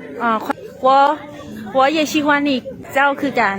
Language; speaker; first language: Chinese; non-native, fluent; Lao